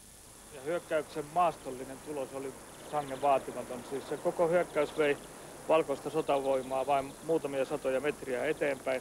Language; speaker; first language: Finnish; native; Finnish